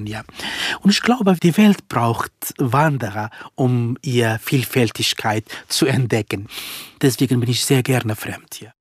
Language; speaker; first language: German; non-native, fluent; Kurdish